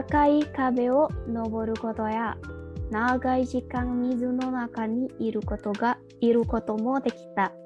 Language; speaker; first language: Japanese; non-native, learner; Indonesian